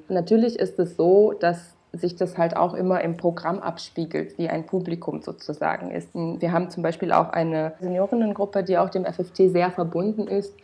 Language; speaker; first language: German; non-native, fluent; Romanian